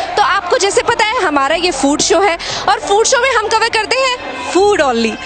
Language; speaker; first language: Hindi; native; Hindi